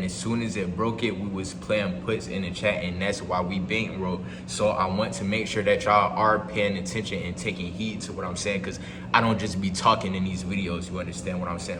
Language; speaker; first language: English; native; English